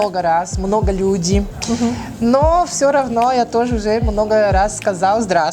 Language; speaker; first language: Russian; non-native, learner; Portuguese